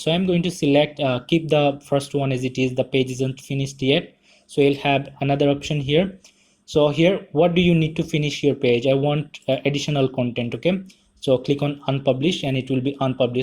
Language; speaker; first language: English; non-native, fluent; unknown